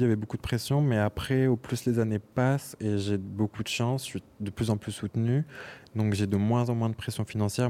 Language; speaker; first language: French; native; French